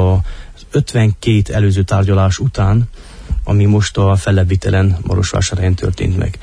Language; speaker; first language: Hungarian; native; Hungarian